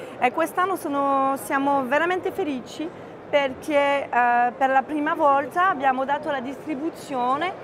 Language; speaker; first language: Italian; non-native, fluent; French